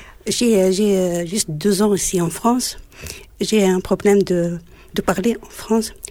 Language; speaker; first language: French; non-native, learner; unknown